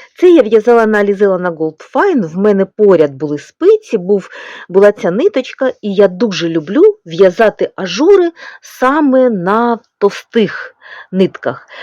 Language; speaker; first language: Ukrainian; non-native, local second language; Russian